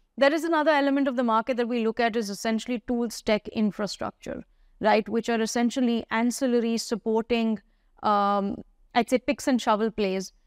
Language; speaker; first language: English; non-native, local second language; Hindi